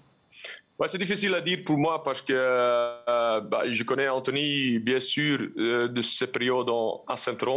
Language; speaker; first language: French; non-native, local second language; Dutch